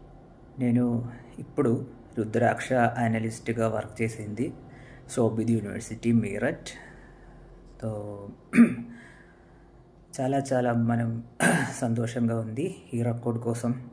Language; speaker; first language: Telugu; non-native, learner; Malayalam